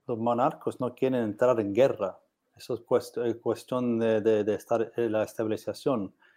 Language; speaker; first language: Spanish; non-native, learner; English